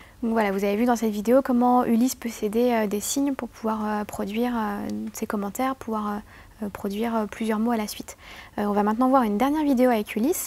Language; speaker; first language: French; native; French